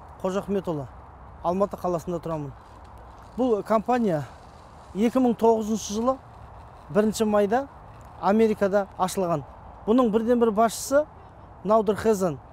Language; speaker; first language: Kazakh; early bilingual, heritage; Kazakh